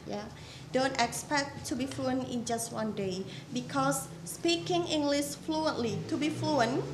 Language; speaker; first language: English; non-native, fluent; Indonesian